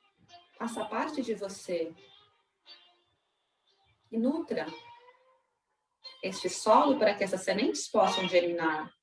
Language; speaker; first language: Portuguese; native; Portuguese